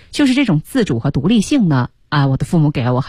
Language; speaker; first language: Chinese; native; Chinese